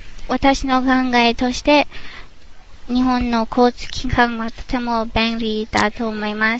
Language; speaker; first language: Japanese; non-native, learner; English